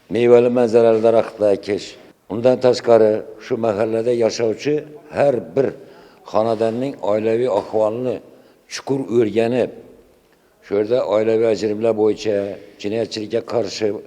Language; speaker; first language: Uzbek; native; Uzbek